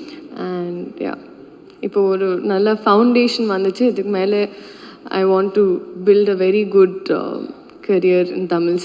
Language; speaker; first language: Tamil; non-native, learner; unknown